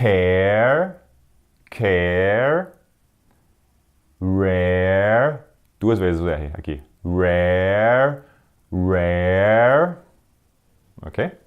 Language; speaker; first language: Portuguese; non-native, fluent; Danish